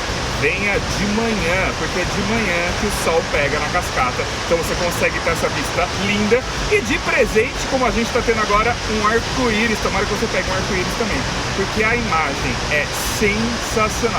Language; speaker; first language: Portuguese; native; Portuguese